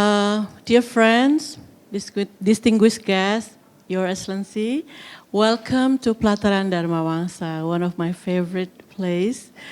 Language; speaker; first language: English; non-native, fluent; Indonesian